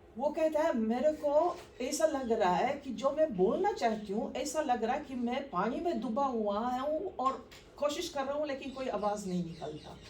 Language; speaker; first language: Hindi; non-native, fluent; Polish